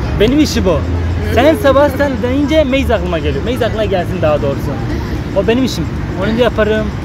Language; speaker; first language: Turkish; native; Turkish